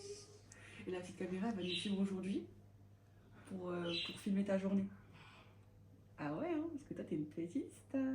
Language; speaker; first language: French; native; French